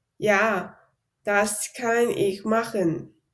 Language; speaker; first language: German; non-native, learner; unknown